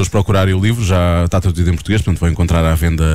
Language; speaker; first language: Portuguese; native; Portuguese